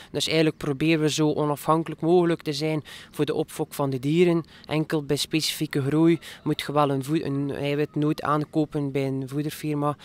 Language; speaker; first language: Dutch; native; Dutch